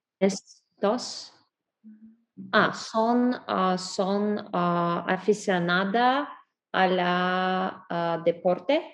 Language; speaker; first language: Spanish; non-native, learner; English